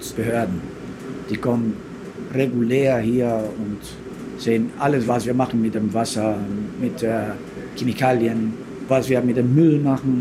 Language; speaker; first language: German; non-native, fluent; Spanish